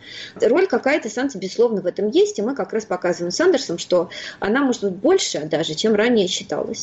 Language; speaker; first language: Russian; native; Russian